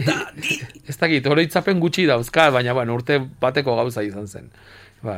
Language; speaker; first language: Basque; native; Basque